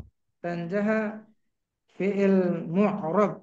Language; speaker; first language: Arabic; non-native, learner; Indonesian